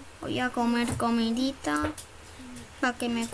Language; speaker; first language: Spanish; native; Spanish